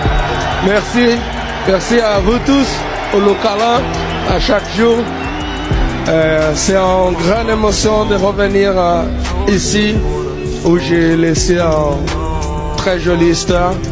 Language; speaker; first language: French; non-native, fluent; Portuguese